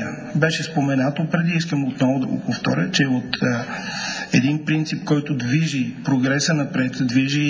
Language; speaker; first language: Bulgarian; native; Bulgarian